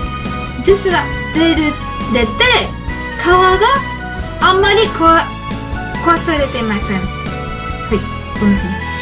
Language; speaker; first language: Japanese; non-native, learner; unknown